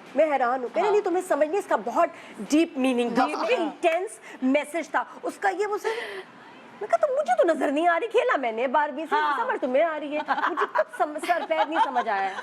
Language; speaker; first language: Urdu; native; Urdu